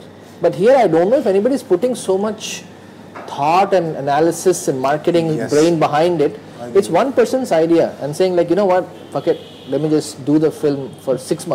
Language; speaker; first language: English; non-native, local second language; Hindi